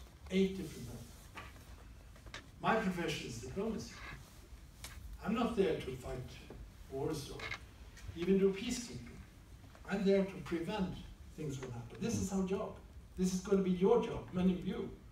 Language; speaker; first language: English; non-native, fluent; Swedish